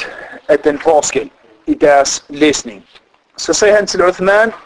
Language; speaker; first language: Danish; non-native, fluent; Arabic